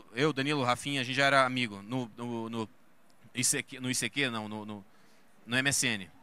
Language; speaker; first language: Portuguese; native; Portuguese